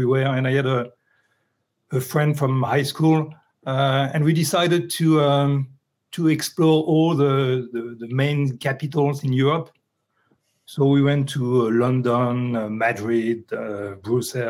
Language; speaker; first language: English; non-native, fluent; French